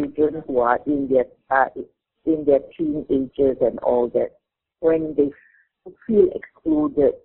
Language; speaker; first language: English; non-native, local second language; Min Nan Chinese